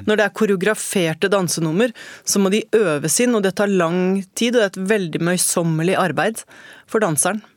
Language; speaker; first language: Norwegian; native; Norwegian